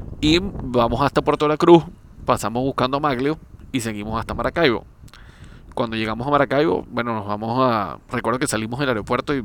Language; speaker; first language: Spanish; native; Spanish